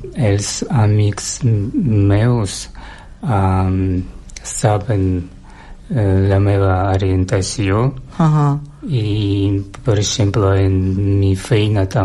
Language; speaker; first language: Catalan; non-native, learner; Russian